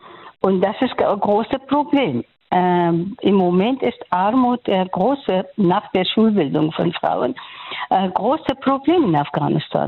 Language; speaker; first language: German; non-native, fluent; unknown